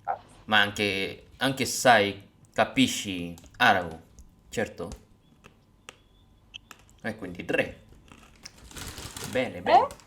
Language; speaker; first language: Italian; non-native, learner; Indonesian